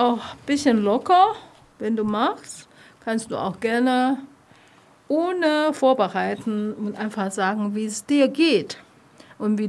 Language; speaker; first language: German; non-native, learner; Chinese